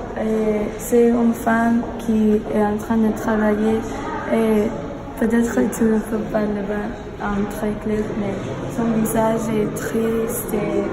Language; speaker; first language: French; non-native, learner; English